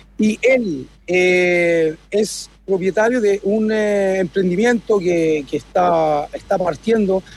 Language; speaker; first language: Spanish; native; Spanish